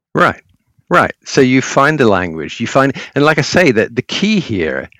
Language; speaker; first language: English; native; English